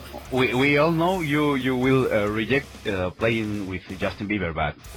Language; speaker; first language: English; non-native, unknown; Spanish